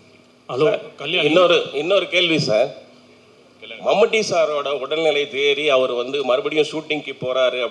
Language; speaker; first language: Tamil; native; Tamil